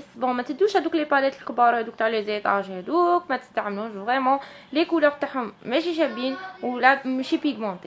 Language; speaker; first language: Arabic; native; Arabic